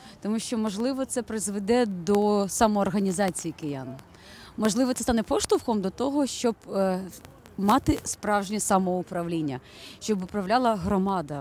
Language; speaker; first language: Ukrainian; native; Ukrainian